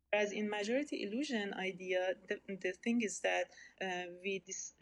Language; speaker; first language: English; non-native, fluent; Persian